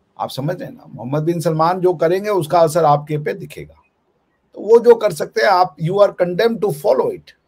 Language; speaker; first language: Hindi; native; Hindi